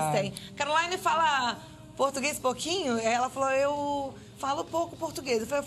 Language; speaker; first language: Portuguese; native; Portuguese